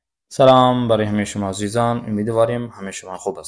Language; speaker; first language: Persian; non-native, fluent; Urdu